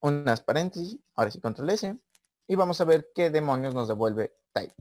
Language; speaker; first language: Spanish; native; Spanish